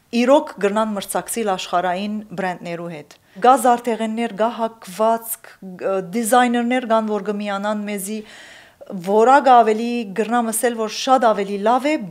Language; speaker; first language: Armenian; early bilingual, heritage; Armenian